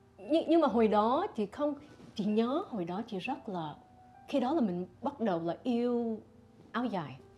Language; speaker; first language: Vietnamese; early bilingual, heritage; Vietnamese